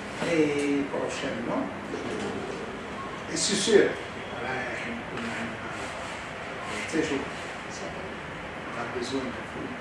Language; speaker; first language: French; non-native, local second language; Arabic